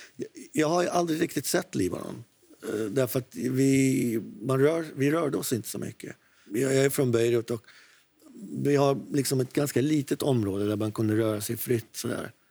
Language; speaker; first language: Swedish; non-native, fluent; Arabic